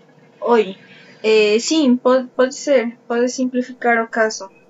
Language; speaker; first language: Portuguese; non-native, fluent; Spanish